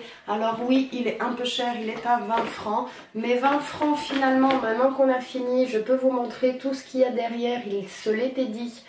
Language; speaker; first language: French; native; French